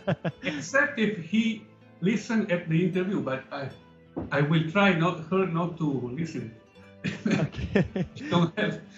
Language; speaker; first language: English; non-native, learner; Italian